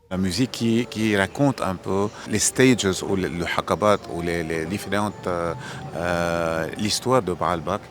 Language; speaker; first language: French; non-native, local second language; Arabic